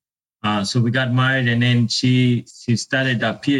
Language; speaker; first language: English; non-native, local second language; Ganda